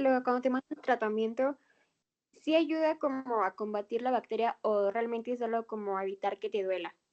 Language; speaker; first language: Spanish; native; Spanish